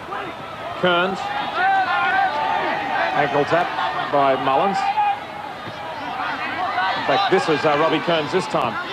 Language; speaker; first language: English; native; English